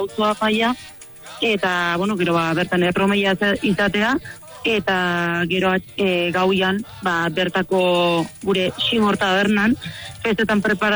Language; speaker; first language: Basque; native; Basque